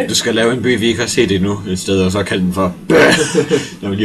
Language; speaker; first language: Danish; native; Danish